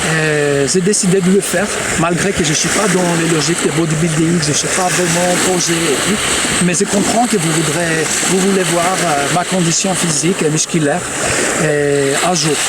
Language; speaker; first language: French; non-native, fluent; Greek